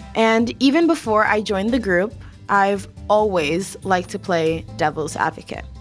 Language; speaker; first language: English; native; English